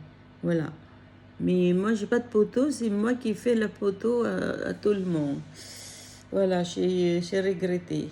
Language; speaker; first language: French; non-native, learner; Filipino